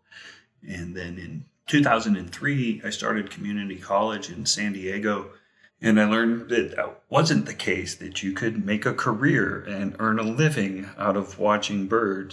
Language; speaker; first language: English; native; English